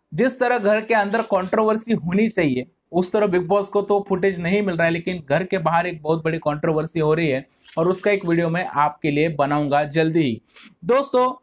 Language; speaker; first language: Hindi; non-native, local second language; Marathi